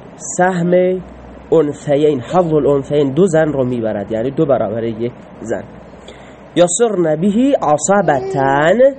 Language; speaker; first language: Persian; non-native, local second language; Baluchi